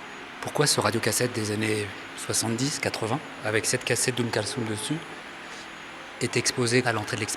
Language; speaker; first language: French; native; French